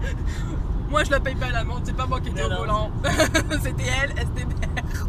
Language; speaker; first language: French; native; French